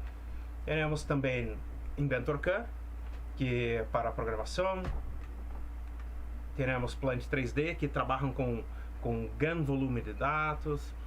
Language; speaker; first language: Spanish; non-native, fluent; Portuguese